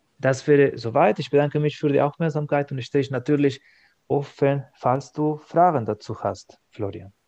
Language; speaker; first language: German; non-native, fluent; Spanish